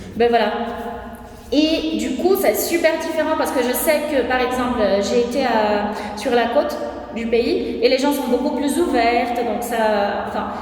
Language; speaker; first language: French; non-native, fluent; Portuguese